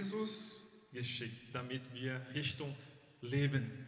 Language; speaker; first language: German; non-native, fluent; Portuguese